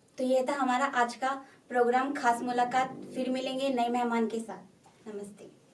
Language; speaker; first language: Hindi; native; Hindi